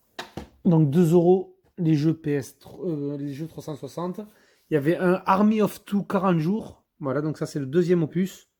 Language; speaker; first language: French; native; French